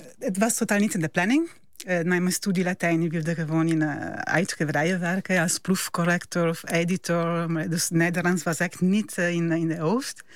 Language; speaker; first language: Dutch; non-native, fluent; Italian